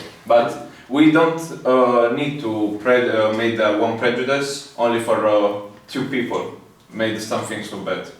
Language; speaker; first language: English; non-native, fluent; Italian